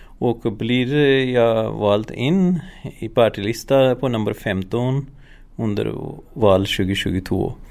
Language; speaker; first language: Swedish; non-native, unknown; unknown